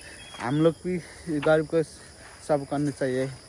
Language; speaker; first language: Hindi; non-native, learner; Nepali